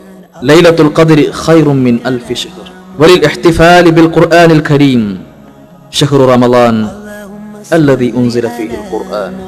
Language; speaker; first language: Arabic; non-native, fluent; Malayalam